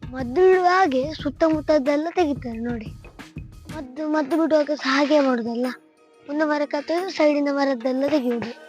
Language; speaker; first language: Kannada; non-native, local second language; Tulu